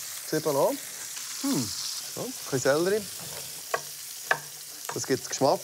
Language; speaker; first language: German; native; German